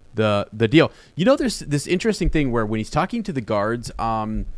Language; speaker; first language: English; native; English